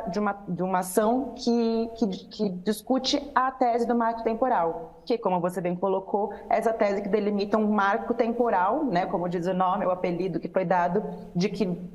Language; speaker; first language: Portuguese; native; Portuguese